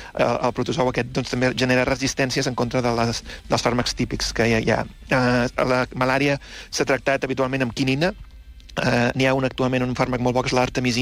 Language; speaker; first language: Catalan; native; Catalan